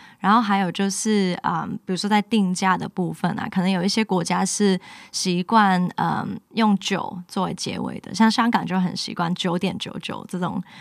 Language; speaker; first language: Chinese; non-native, local second language; Cantonese